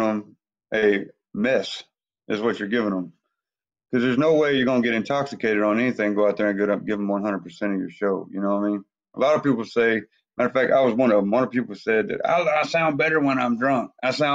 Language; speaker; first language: English; native; English